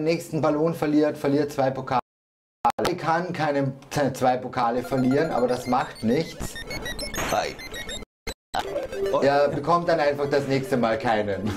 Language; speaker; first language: German; native; German